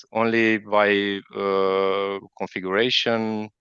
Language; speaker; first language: English; non-native, fluent; Romanian